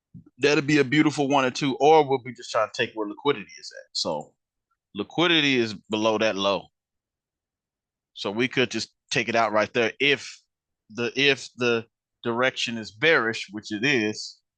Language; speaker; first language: English; native; English